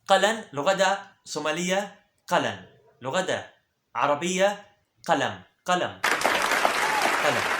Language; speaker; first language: Arabic; early bilingual, other home language; Somali